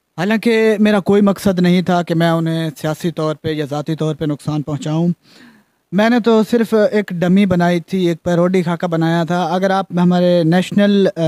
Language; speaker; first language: Urdu; non-native, local second language; Punjabi